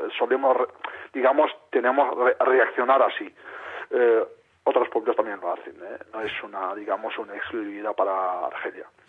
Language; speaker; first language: Spanish; non-native, fluent; Arabic